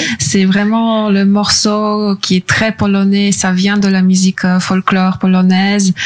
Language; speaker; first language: French; non-native, fluent; Polish